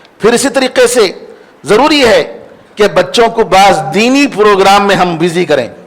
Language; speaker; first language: Urdu; native; Urdu